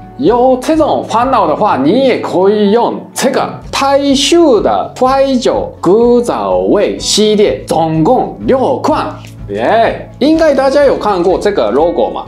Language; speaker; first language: Chinese; non-native, fluent; Japanese